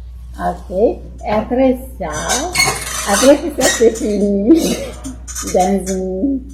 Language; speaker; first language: French; non-native, fluent; Romanian